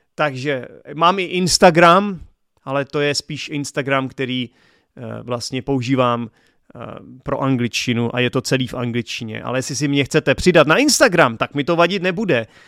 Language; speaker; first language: Czech; native; Czech